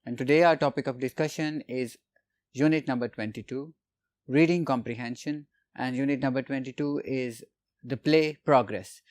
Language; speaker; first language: English; non-native, local second language; Urdu